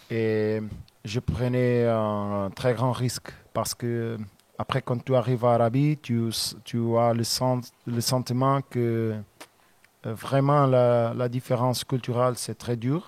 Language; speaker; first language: French; non-native, learner; Portuguese